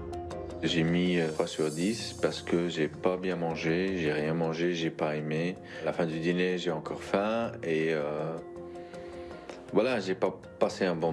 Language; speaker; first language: French; non-native, fluent; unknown